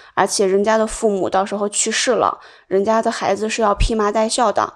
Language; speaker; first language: Chinese; native; Chinese